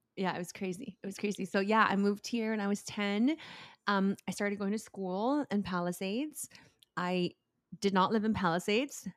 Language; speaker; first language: English; early bilingual, other home language; Spanish